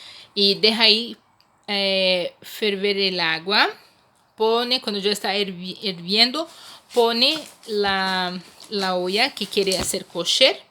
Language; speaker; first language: Spanish; non-native, fluent; Portuguese